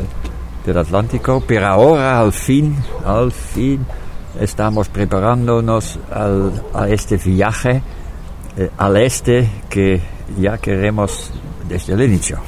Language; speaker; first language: Spanish; non-native, fluent; Dutch